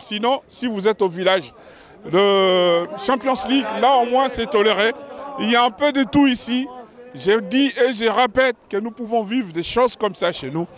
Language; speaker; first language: French; non-native, local second language; Lingala